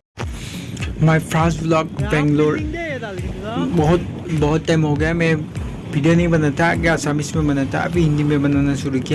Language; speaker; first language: Hindi; non-native, local second language; Assamese